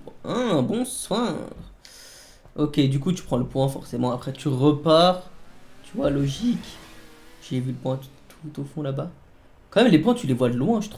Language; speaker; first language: French; native; French